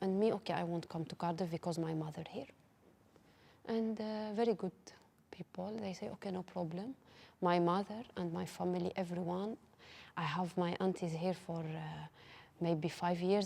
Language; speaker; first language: English; non-native, learner; Arabic